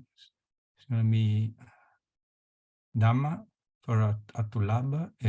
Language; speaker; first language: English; non-native, learner; Italian